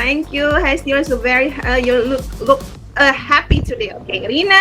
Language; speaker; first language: English; non-native, fluent; Indonesian